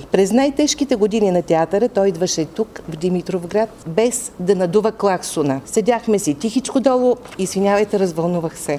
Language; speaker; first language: Bulgarian; native; Bulgarian